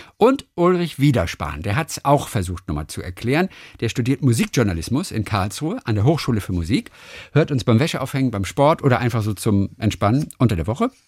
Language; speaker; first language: German; native; German